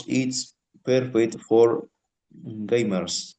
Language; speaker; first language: English; non-native, learner; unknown